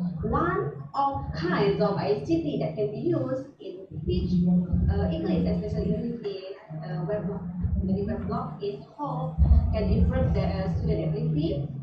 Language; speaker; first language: English; non-native, learner; Indonesian